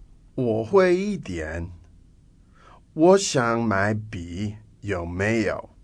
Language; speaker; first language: Chinese; non-native, learner; English